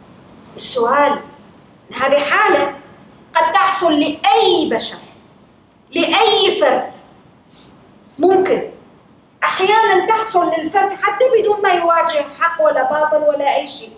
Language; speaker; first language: Arabic; native; Arabic